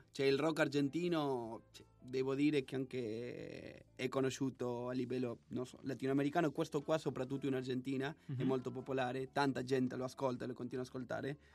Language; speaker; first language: Italian; non-native, fluent; Spanish